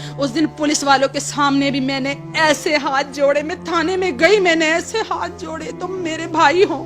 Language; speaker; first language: Urdu; non-native, local second language; Pashto